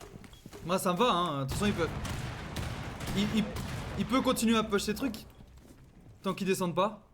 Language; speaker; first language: French; native; French